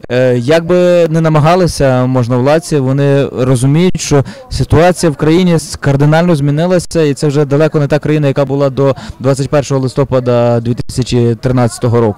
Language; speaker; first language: Ukrainian; native; Ukrainian